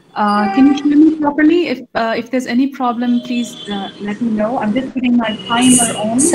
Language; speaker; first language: English; non-native, local second language; Hindi